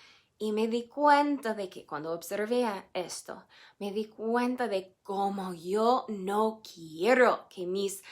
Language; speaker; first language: Spanish; non-native, fluent; English